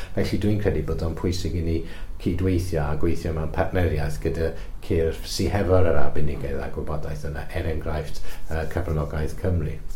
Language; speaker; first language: Welsh; non-native, local second language; English